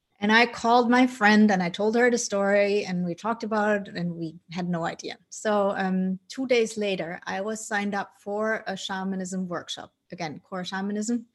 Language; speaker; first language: English; non-native, fluent; German